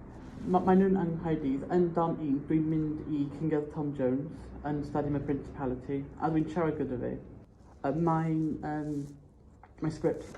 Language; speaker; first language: Welsh; non-native, local second language; English